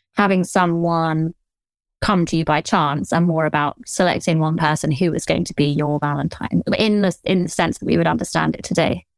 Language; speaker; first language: English; native; English